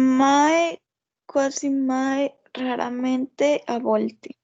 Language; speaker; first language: Italian; non-native, learner; Spanish